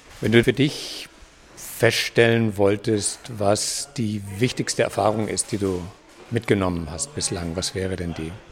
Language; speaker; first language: German; native; German